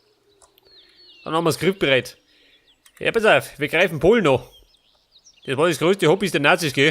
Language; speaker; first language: German; native; German